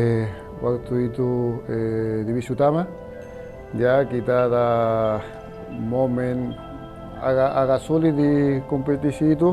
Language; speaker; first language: Indonesian; non-native, fluent; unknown